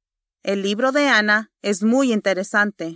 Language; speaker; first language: Spanish; non-native, learner; English